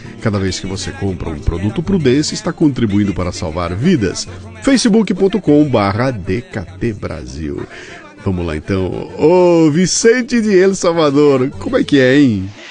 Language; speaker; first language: Portuguese; native; Portuguese